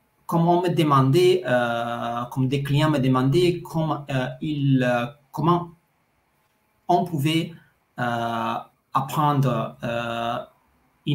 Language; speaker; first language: French; non-native, fluent; Italian